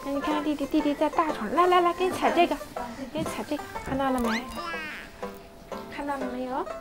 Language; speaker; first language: Chinese; native; Chinese